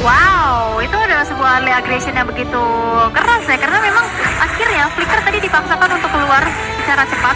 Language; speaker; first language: Indonesian; native; Indonesian